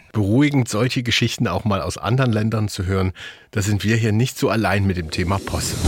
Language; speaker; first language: German; native; German